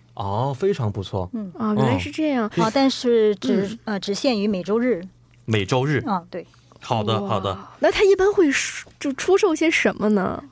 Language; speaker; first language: Chinese; native; Chinese